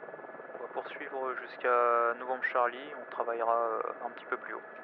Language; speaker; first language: French; native; French